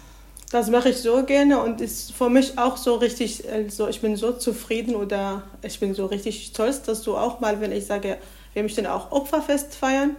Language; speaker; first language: German; non-native, learner; Arabic